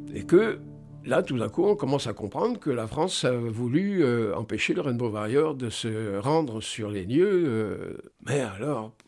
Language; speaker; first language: French; native; French